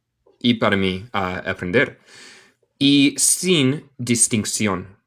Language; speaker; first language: Spanish; non-native, learner; English